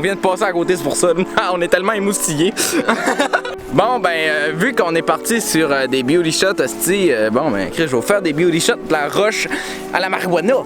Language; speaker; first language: French; native; French